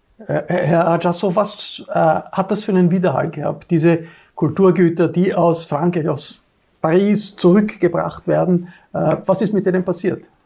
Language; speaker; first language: German; native; German